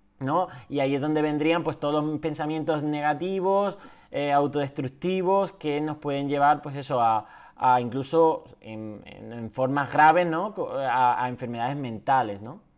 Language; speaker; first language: Spanish; native; Spanish